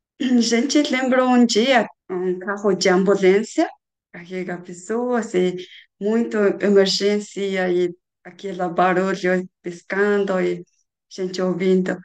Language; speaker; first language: Portuguese; non-native, learner; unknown